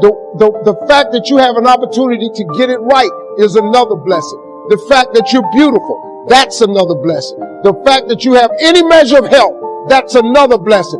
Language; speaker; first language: English; native; English